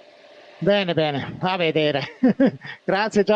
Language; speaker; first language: Italian; non-native, learner; German